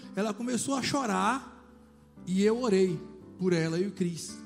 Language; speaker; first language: Portuguese; native; Portuguese